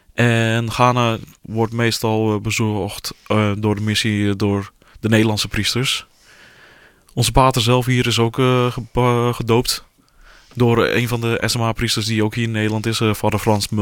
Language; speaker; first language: Dutch; non-native, fluent; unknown